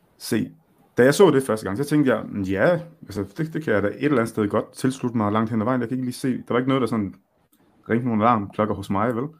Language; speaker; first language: Danish; early bilingual, other home language; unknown